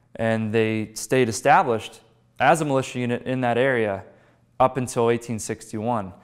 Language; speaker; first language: English; native; English